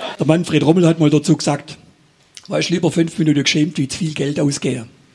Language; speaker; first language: German; native; German